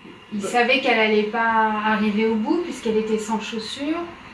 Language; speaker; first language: French; native; French